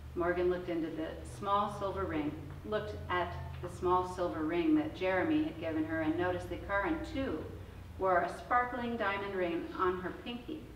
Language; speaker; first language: English; native; English